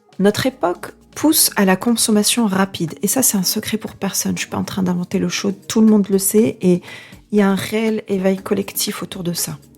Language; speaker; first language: French; native; French